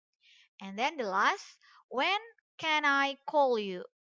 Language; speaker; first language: English; non-native, fluent; Indonesian